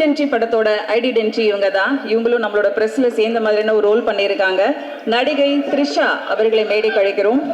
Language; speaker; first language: Tamil; native; Tamil